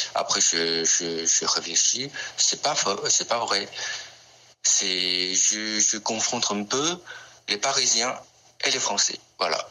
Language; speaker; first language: French; non-native, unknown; Chinese